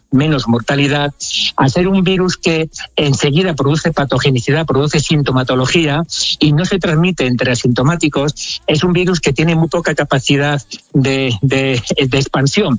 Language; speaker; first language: Spanish; native; Spanish